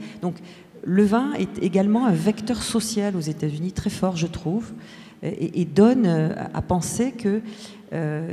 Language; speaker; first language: French; native; French